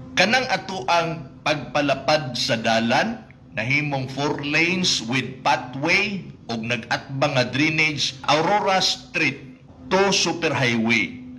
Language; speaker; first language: Cebuano; native; Cebuano